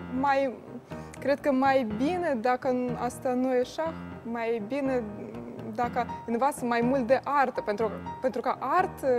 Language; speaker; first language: Romanian; non-native, learner; Russian